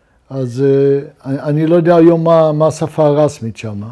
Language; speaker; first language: Hebrew; non-native, fluent; Luxembourgish